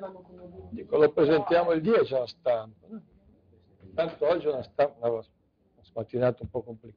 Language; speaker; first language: Italian; native; Italian